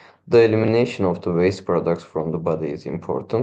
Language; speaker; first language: English; non-native, fluent; Turkish